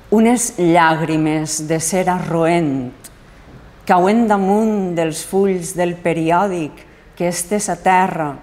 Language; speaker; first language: Catalan; native; Catalan